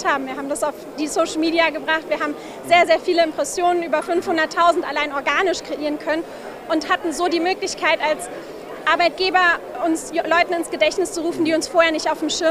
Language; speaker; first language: German; native; German